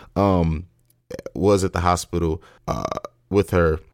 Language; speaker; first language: English; native; English